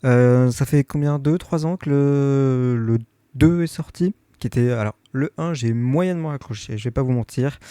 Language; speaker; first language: French; native; French